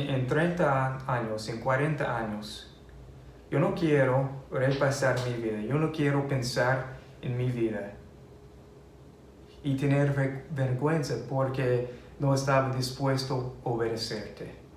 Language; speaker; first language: Spanish; non-native, fluent; English